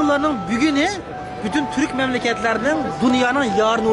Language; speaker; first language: Turkish; non-native, learner; Uyghur